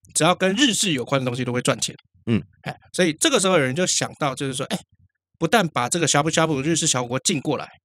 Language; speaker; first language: Chinese; native; Chinese